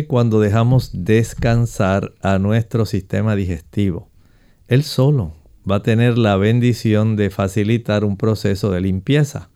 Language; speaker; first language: Spanish; native; Spanish